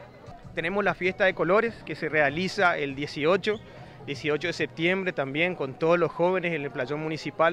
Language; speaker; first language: Spanish; native; Spanish